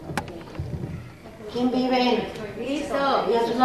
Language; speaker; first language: Spanish; native; Spanish